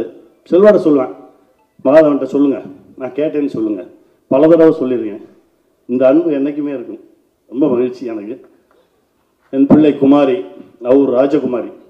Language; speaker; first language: Tamil; native; Tamil